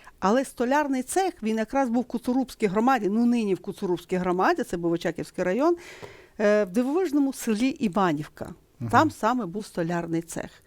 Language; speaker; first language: Ukrainian; native; Ukrainian